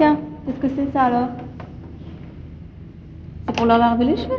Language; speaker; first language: French; native; French